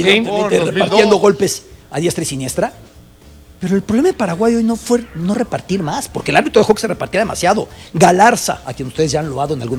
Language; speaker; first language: Spanish; native; Spanish